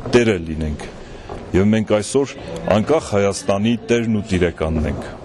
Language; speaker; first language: Armenian; native; Armenian